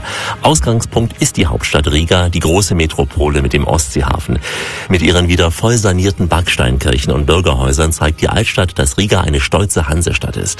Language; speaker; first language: German; native; German